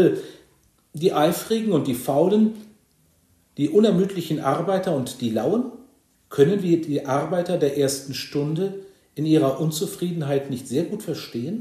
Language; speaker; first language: German; native; German